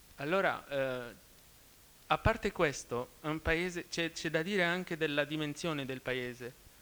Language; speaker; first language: Italian; non-native, fluent; Arabic